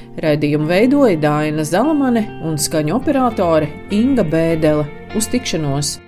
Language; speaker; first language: Latvian; native; Latvian